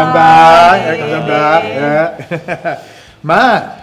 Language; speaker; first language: Korean; non-native, learner; English